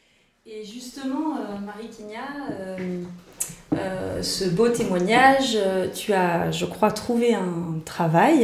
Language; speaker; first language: French; native; French